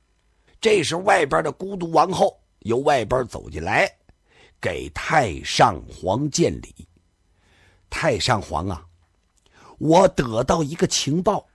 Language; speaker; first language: Chinese; native; Chinese